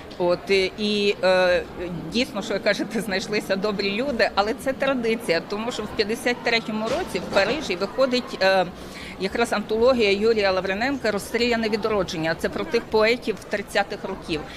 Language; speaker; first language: Ukrainian; native; Ukrainian